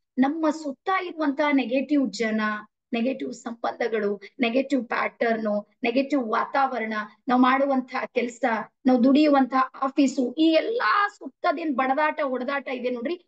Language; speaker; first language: Kannada; native; Kannada